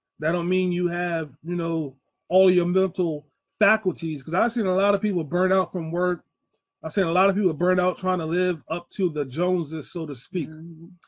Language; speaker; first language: English; native; English